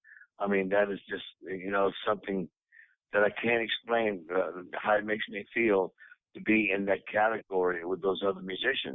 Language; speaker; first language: English; native; English